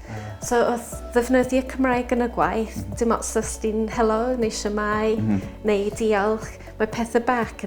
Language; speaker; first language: Welsh; non-native, fluent; English